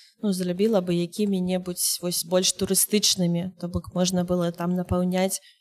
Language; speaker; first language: Belarusian; non-native, local second language; Russian